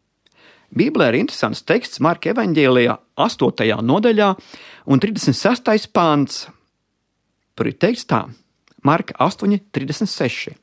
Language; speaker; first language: Latvian; native; Latvian